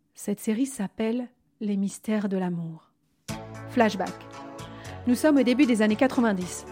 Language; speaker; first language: French; native; French